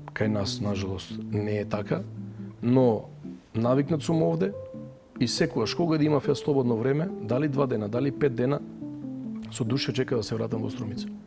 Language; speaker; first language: Macedonian; native; Macedonian